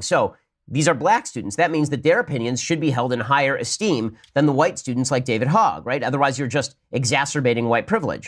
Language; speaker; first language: English; native; English